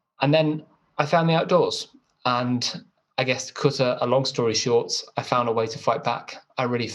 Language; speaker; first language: English; native; English